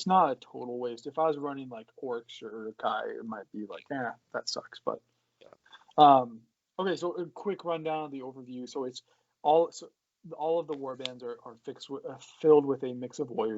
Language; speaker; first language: English; native; English